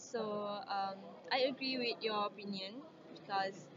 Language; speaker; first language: English; non-native, learner; Malay